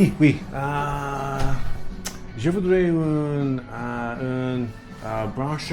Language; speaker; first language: French; non-native, learner; English